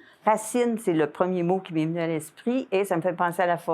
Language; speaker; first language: French; native; French